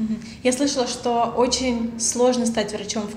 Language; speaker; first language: Russian; native; Russian